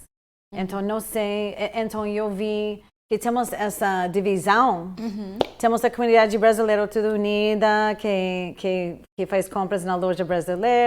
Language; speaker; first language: Portuguese; non-native, fluent; English